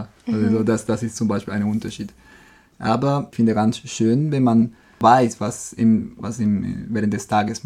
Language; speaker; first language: German; non-native, fluent; Spanish